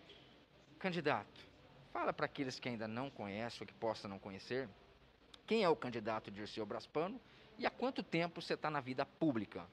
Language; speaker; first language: Portuguese; native; Portuguese